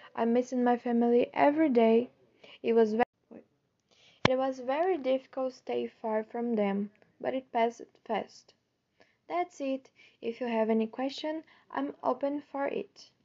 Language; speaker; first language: English; non-native, learner; Chinese